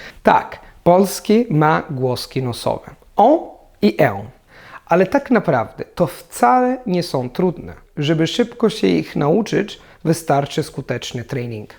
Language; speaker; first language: Polish; non-native, fluent; Italian